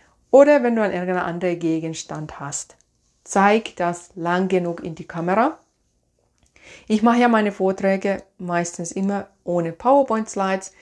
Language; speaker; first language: German; non-native, fluent; Finnish